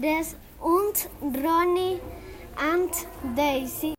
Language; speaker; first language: German; non-native, learner; Spanish